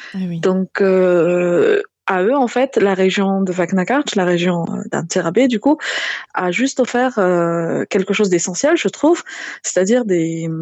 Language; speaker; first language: French; non-native, local second language; Malagasy